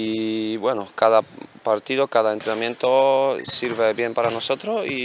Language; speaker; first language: Spanish; non-native, fluent; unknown